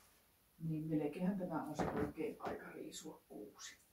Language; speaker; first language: Finnish; native; Finnish